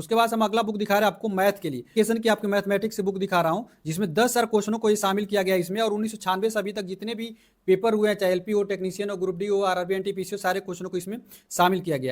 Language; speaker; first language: Hindi; native; Hindi